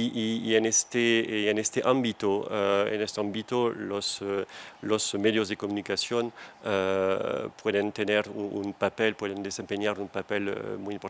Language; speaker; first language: Spanish; non-native, fluent; French